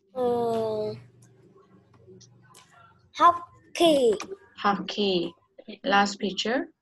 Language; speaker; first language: English; non-native, learner; Vietnamese